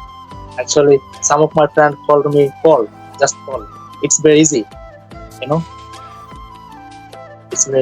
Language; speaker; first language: English; non-native, learner; Bangla